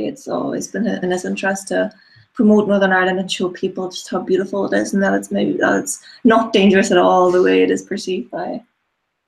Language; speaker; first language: English; non-native, fluent; German